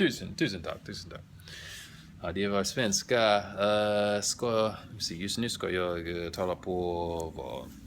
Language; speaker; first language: Swedish; non-native, learner; English